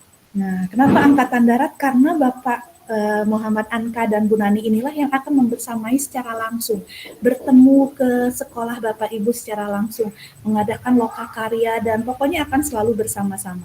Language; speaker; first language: Indonesian; native; Indonesian